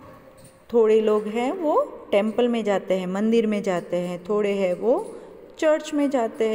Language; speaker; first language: Hindi; non-native, local second language; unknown